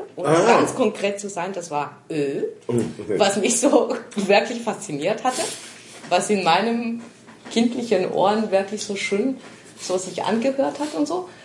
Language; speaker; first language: German; non-native, fluent; Spanish